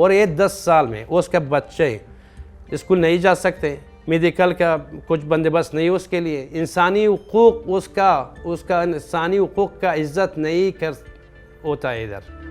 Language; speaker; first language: Hindi; non-native, fluent; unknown